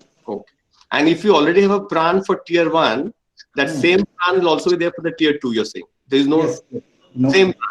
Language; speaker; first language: English; non-native, local second language; Bangla